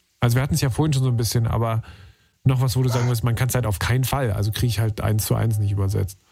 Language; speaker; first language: German; native; German